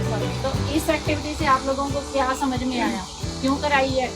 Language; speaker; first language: Hindi; native; Hindi